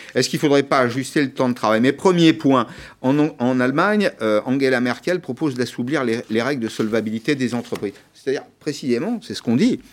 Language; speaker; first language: French; native; French